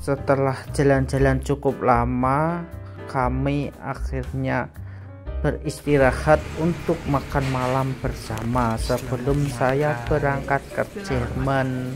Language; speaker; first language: Indonesian; native; Indonesian